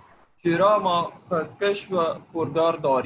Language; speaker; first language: Persian; non-native, learner; Urdu